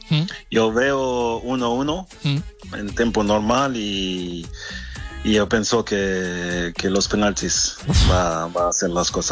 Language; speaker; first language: Spanish; non-native, learner; French